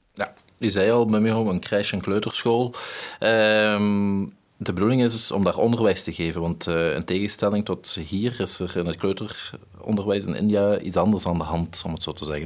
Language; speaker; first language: Dutch; native; Dutch